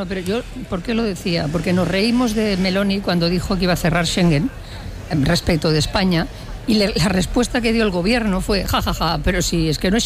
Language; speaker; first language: Spanish; native; Spanish